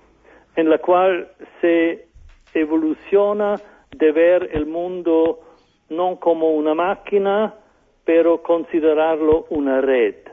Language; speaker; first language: Spanish; non-native, fluent; German